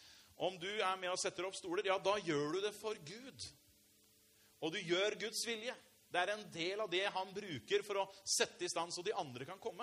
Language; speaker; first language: Norwegian; native; Norwegian